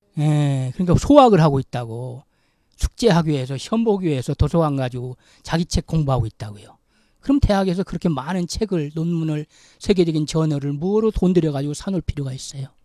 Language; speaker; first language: Korean; native; Korean